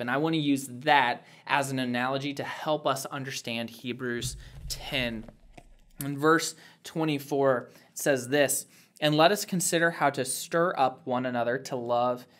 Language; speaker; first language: English; native; English